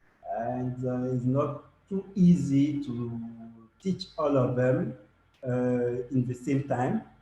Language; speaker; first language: English; non-native, learner; French